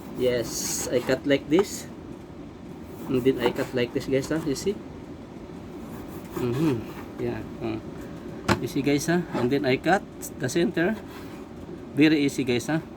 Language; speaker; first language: English; non-native, learner; Filipino